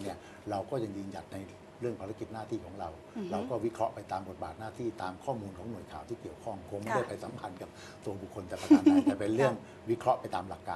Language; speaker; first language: Thai; native; Thai